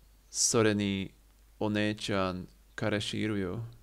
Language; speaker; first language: Japanese; non-native, learner; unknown